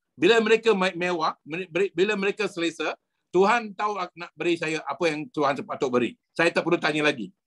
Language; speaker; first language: Malay; non-native, local second language; Tamil